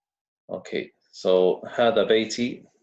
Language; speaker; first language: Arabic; non-native, fluent; English